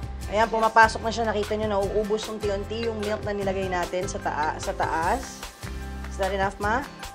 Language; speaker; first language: Filipino; native; Filipino